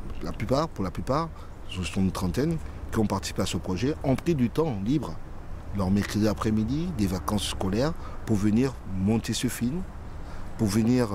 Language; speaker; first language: French; native; French